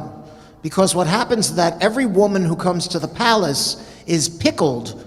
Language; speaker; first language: English; native; English